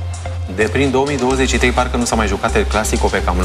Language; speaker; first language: Romanian; native; Romanian